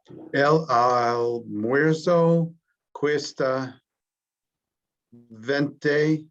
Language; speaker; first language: Spanish; non-native, learner; English